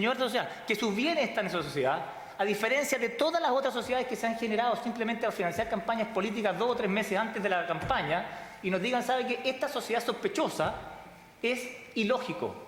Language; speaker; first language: Spanish; native; Spanish